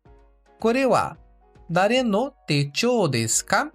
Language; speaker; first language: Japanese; non-native, learner; Portuguese